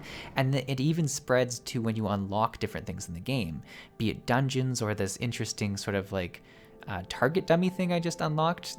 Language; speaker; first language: English; native; English